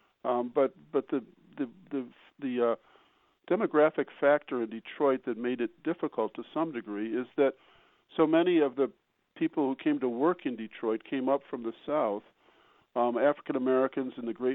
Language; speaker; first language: English; native; English